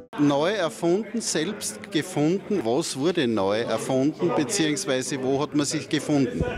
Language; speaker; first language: German; native; German